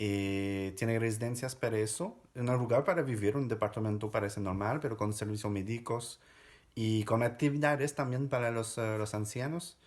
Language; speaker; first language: Spanish; non-native, fluent; French